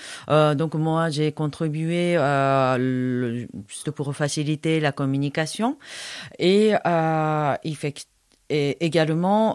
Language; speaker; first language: French; non-native, fluent; Japanese